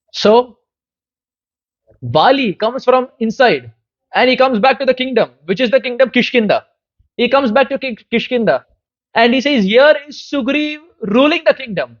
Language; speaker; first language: English; non-native, local second language; Hindi